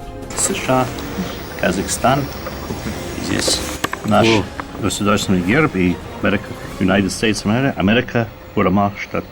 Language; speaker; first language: Russian; non-native, fluent; English